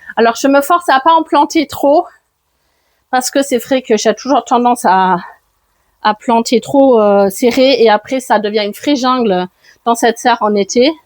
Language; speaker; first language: French; non-native, fluent; German